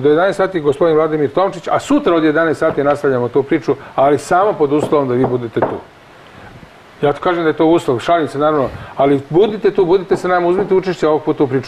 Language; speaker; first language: Croatian; native; Croatian